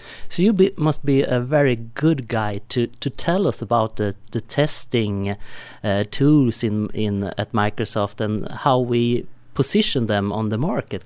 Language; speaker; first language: English; non-native, fluent; Swedish